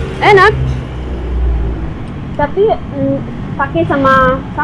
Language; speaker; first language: Indonesian; non-native, learner; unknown